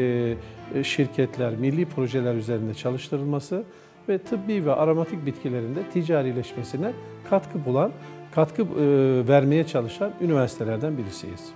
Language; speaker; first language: Turkish; native; Turkish